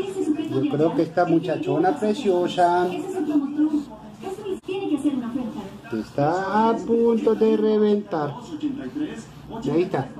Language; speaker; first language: Spanish; native; Spanish